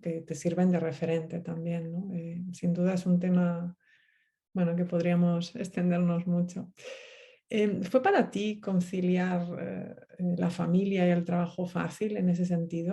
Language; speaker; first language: Spanish; native; Spanish